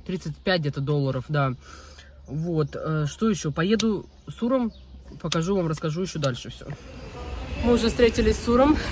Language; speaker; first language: Russian; native; Russian